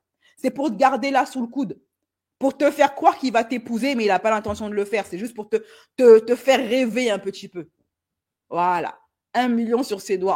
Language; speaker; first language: French; native; French